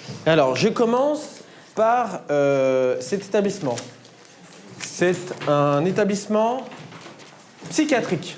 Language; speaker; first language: French; native; French